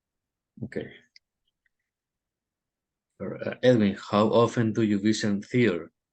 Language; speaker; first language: English; non-native, learner; Spanish